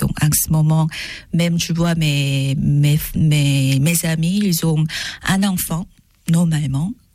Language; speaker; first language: French; non-native, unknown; Korean